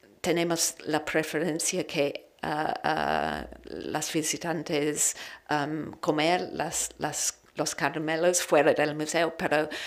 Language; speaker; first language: Spanish; non-native, learner; English